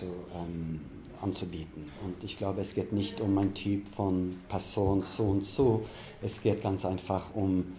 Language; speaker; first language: German; non-native, fluent; Norwegian